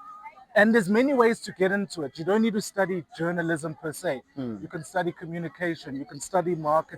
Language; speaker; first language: English; non-native, local second language; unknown